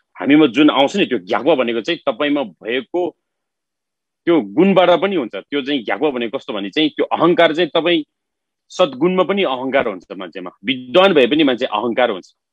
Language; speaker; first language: Nepali; non-native, local second language; Eastern Tamang